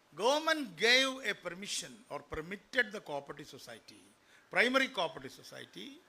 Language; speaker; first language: English; non-native, local second language; Malayalam